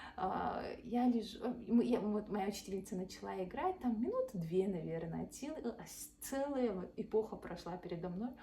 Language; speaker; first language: Russian; non-native, local second language; Yakut